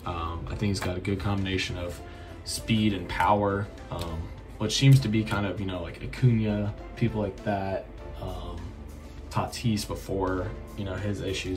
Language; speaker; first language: English; native; English